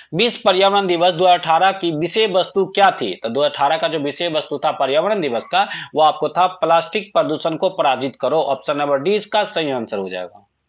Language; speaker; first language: Hindi; native; Hindi